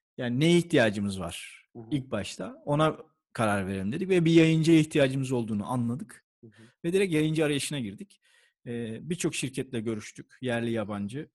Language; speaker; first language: Turkish; native; Turkish